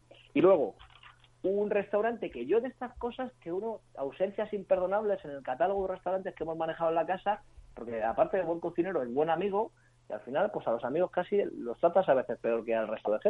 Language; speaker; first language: Spanish; native; Spanish